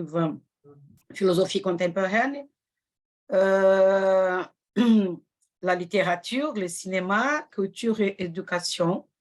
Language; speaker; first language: French; non-native, fluent; Portuguese